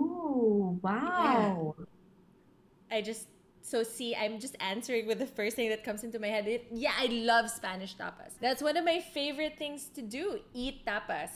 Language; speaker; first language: English; non-native, local second language; Filipino